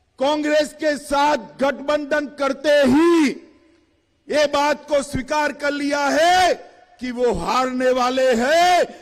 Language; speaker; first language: Hindi; native; Hindi